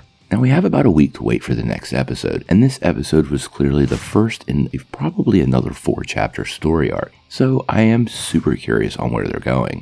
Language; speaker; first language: English; native; English